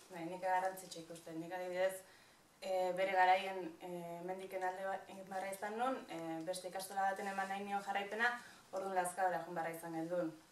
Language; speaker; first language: Basque; native; Basque